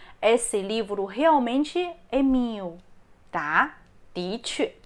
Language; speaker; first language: Portuguese; non-native, learner; Chinese